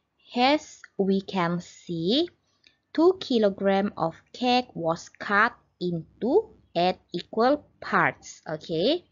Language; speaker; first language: English; non-native, local second language; Malay